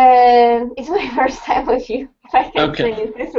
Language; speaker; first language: English; non-native, fluent; Polish